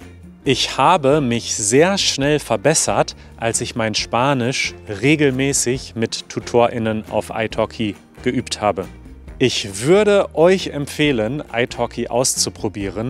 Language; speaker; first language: German; native; German